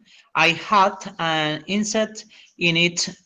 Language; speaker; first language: English; non-native, learner; Spanish